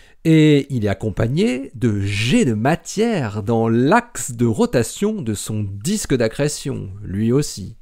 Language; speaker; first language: French; native; French